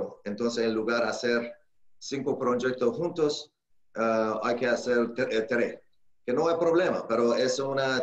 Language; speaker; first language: Spanish; non-native, learner; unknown